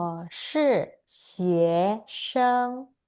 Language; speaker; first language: Chinese; non-native, fluent; Indonesian